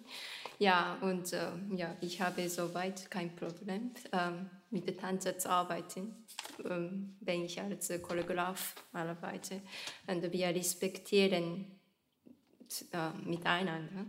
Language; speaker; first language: German; non-native, learner; Japanese